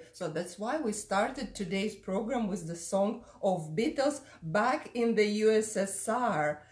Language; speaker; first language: English; non-native, fluent; Russian